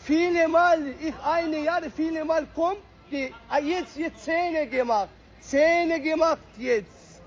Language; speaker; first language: German; non-native, learner; Azerbaijani